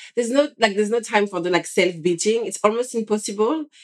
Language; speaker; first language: English; non-native, fluent; French